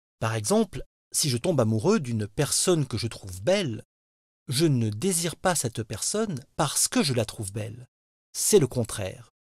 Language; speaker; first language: French; native; French